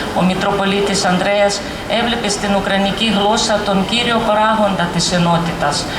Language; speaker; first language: Greek; non-native, fluent; Ukrainian